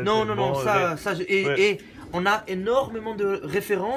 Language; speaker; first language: French; native; French